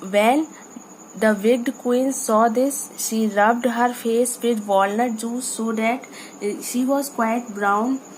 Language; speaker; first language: English; non-native, local second language; Hindi